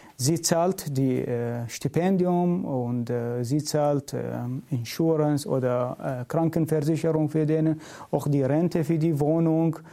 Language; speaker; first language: German; non-native, learner; Syriac